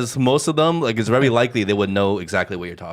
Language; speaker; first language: English; native; English